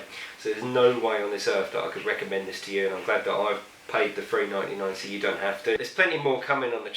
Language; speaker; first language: English; native; English